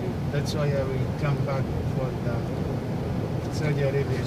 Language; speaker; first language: English; non-native, learner; Arabic